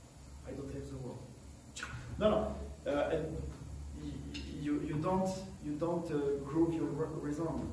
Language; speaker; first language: English; non-native, learner; French